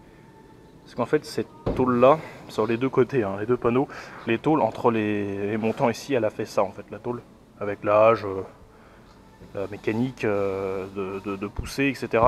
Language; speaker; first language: French; native; French